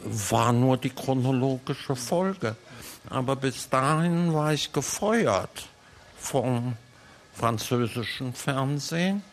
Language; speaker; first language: German; early bilingual, heritage; German